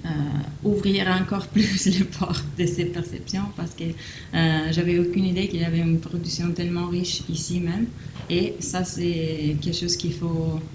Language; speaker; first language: French; non-native, fluent; Italian